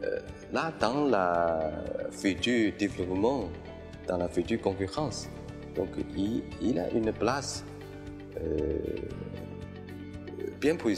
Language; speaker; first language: French; non-native, fluent; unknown